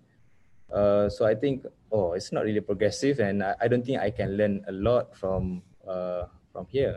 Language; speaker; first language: English; non-native, local second language; Malay